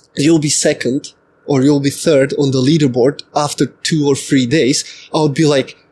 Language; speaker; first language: English; non-native, fluent; Slovak